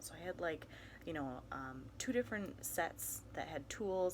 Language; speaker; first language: English; native; English